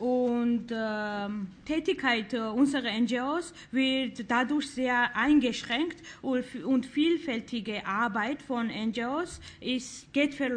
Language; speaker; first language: German; non-native, fluent; Georgian